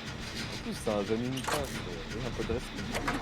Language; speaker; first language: French; native; French